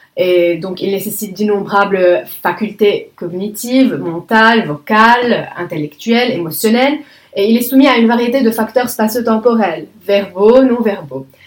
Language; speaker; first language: French; non-native, local second language; Arabic